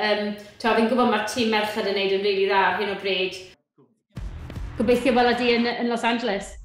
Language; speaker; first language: Welsh; native; Welsh